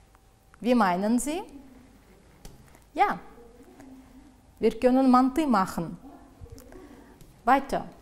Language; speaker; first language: German; non-native, fluent; Uzbek